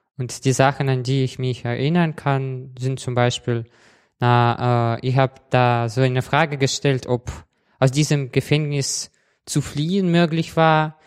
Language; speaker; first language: German; non-native, fluent; Russian